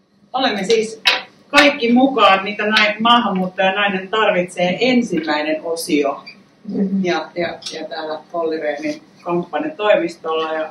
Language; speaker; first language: Finnish; native; Finnish